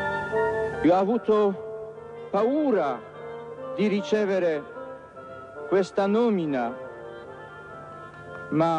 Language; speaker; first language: Italian; non-native, fluent; Polish